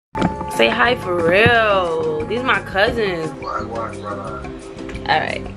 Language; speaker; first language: English; native; English